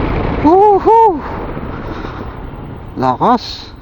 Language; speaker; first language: Filipino; native; Filipino